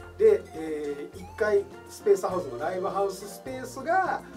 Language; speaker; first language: Japanese; native; Japanese